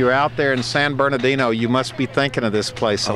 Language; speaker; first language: English; native; English